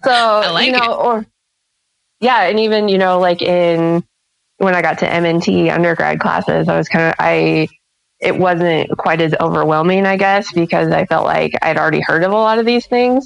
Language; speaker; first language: English; native; English